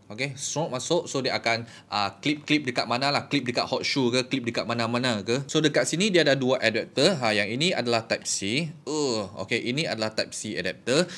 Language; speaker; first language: Malay; native; Malay